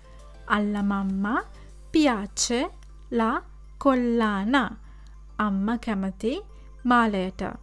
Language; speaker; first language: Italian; non-native, fluent; Sinhala